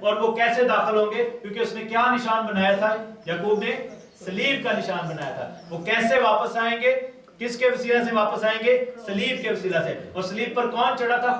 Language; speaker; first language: Urdu; non-native, local second language; Pashto